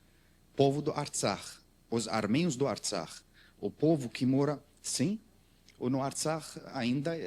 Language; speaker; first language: Portuguese; non-native, learner; Armenian